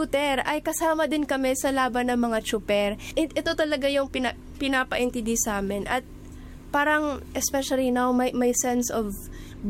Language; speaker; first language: Filipino; non-native, local second language; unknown